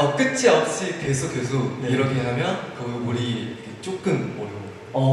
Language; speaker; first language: Korean; non-native, learner; Chinese